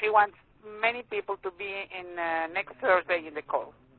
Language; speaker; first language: English; non-native, learner; Spanish